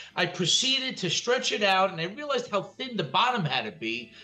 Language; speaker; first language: English; native; English